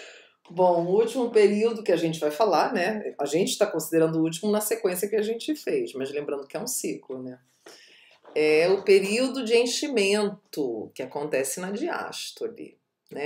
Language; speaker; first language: Portuguese; native; Portuguese